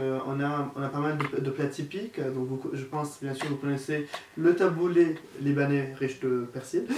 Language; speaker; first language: French; non-native, local second language; Arabic